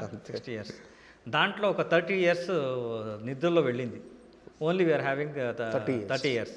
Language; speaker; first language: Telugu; non-native, learner; Kannada